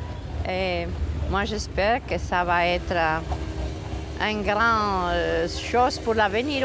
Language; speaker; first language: French; non-native, fluent; Spanish